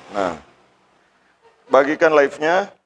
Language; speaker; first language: Indonesian; native; Indonesian